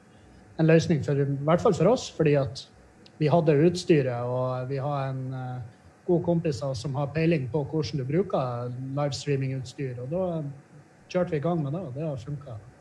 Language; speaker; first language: Norwegian; native; Norwegian